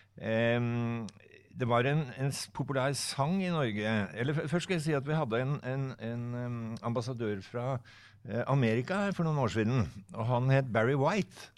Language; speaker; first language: Norwegian; native; Norwegian